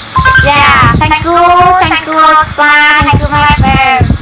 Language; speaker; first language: English; non-native, learner; Vietnamese